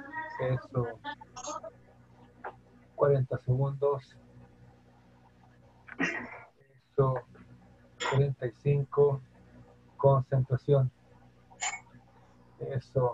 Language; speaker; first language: Spanish; native; Spanish